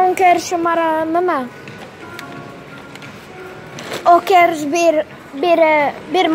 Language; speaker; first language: Portuguese; early bilingual, heritage; Portuguese